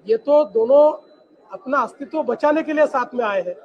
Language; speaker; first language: Hindi; non-native, local second language; Marathi